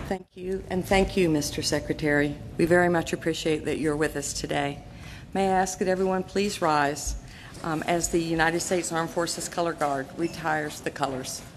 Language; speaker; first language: English; native; English